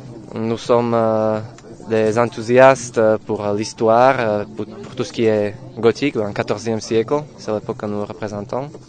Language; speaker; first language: French; non-native, fluent; Slovak